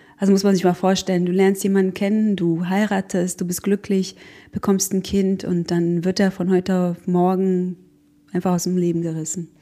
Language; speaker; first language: German; early bilingual, other home language; Croatian